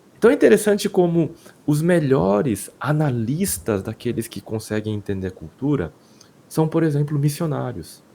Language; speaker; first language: Portuguese; non-native, fluent; Korean